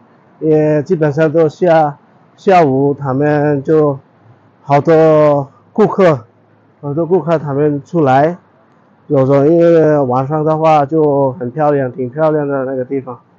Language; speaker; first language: Chinese; non-native, fluent; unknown